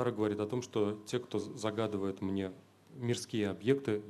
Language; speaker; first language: Russian; native; Russian